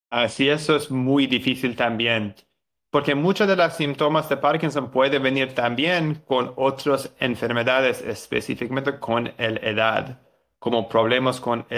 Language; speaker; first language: Spanish; non-native, fluent; English